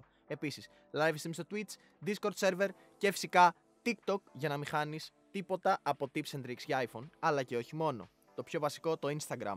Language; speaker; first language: Greek; native; Greek